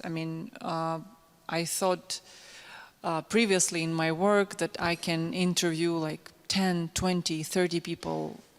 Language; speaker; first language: English; non-native, fluent; Ukrainian